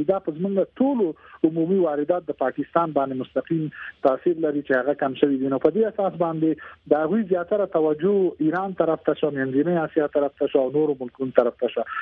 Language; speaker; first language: Pashto; native; Pashto